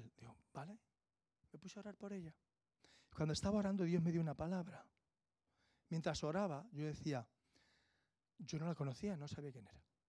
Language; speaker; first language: Spanish; native; Spanish